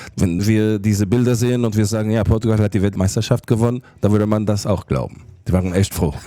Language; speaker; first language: German; non-native, fluent; Portuguese